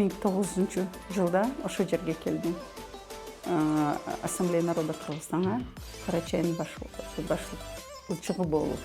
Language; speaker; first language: Kyrgyz; non-native, local second language; Karachay-Balkar